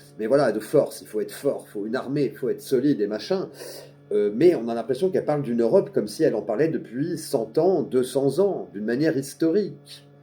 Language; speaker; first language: French; native; French